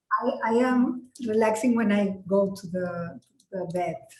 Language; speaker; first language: English; non-native, learner; Spanish